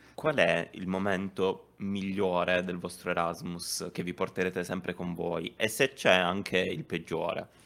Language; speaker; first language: Italian; native; Italian